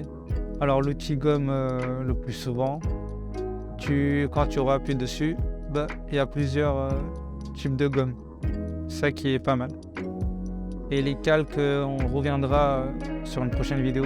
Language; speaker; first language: French; native; French